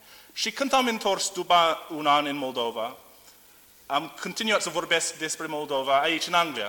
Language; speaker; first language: Romanian; non-native, learner; English